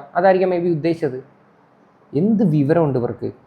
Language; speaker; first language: Malayalam; native; Malayalam